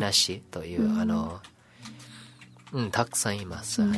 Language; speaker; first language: Japanese; non-native, learner; English